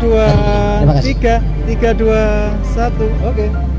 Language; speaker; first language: Indonesian; non-native, local second language; Javanese